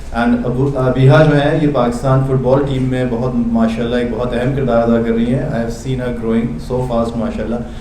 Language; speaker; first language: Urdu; native; Urdu